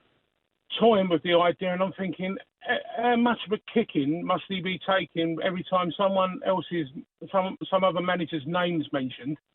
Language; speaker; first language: English; native; English